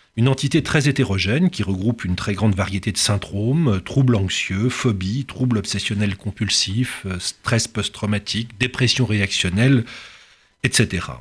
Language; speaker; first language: French; native; French